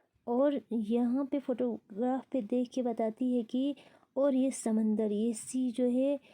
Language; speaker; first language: Hindi; non-native, local second language; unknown